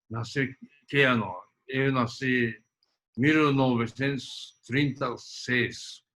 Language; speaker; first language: Portuguese; early bilingual, other home language; Japanese